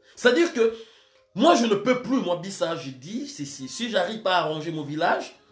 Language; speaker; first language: French; non-native, local second language; Lingala